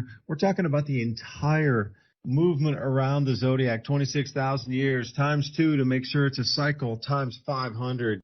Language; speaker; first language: English; native; English